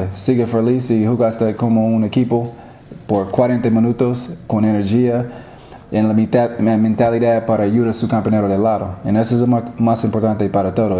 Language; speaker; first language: Spanish; non-native, learner; English